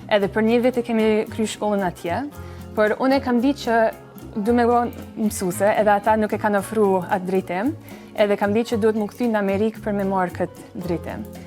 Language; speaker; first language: Albanian; early bilingual, other home language; English